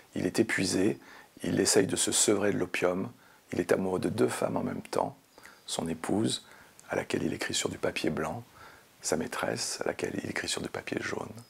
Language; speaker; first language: French; native; French